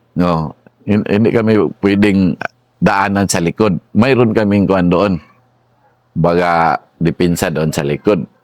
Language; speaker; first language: Filipino; non-native, local second language; Cebuano